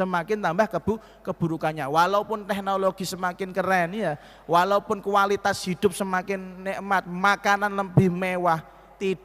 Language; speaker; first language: Indonesian; non-native, local second language; Javanese